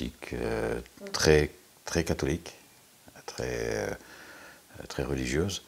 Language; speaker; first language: French; native; French